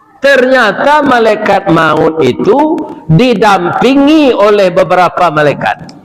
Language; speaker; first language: Malay; non-native, local second language; Minangkabau